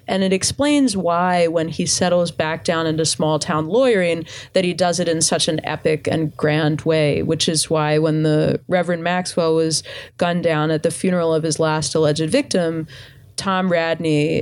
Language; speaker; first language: English; native; English